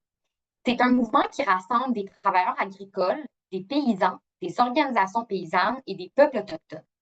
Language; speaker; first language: French; native; French